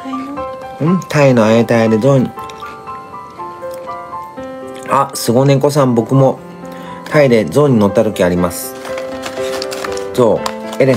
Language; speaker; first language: Japanese; native; Japanese